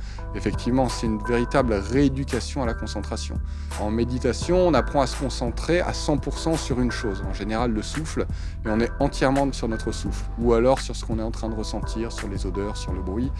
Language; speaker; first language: French; native; French